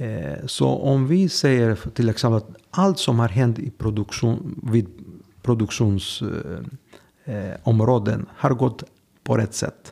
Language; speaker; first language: Swedish; non-native, fluent; Greek